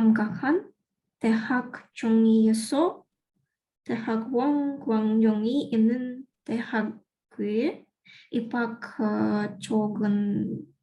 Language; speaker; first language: Korean; non-native, learner; Russian